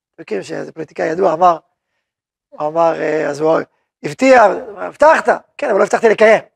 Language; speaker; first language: Hebrew; native; Hebrew